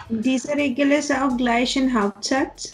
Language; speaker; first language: German; non-native, learner; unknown